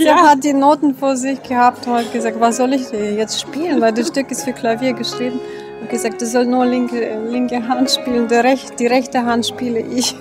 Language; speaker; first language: German; non-native, fluent; Russian